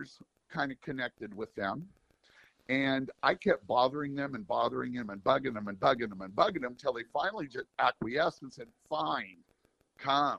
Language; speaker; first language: English; native; English